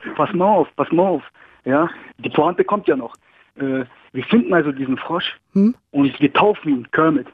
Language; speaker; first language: German; early bilingual, other home language; Greek